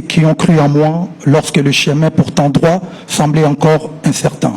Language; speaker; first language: French; non-native, local second language; Lingala